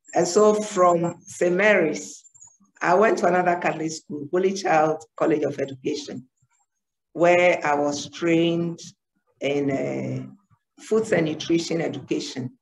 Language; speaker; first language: English; non-native, local second language; Ewe